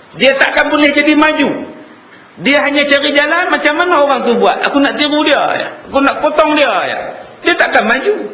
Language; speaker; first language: Malay; native; Malay